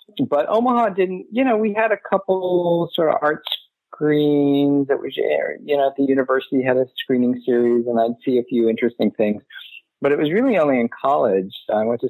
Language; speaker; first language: English; native; English